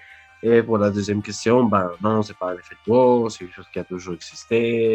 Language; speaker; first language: French; non-native, learner; Spanish